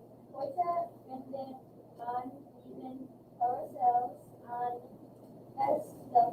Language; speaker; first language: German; non-native, learner; English